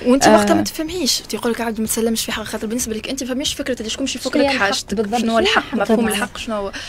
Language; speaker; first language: Arabic; native; Arabic